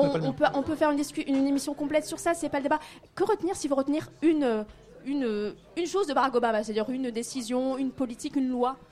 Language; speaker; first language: French; native; French